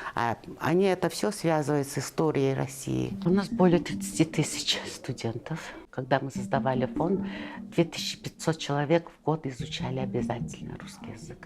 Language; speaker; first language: Russian; non-native, fluent; Mongolian